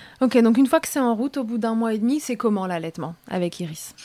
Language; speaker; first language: French; native; French